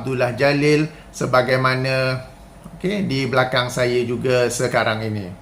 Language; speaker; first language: Malay; native; Malay